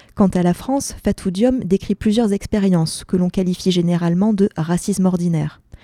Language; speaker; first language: French; native; French